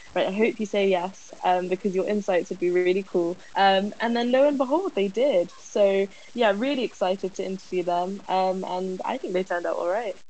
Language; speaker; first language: English; native; English